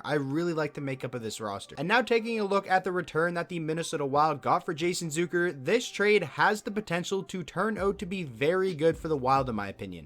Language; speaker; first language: English; native; English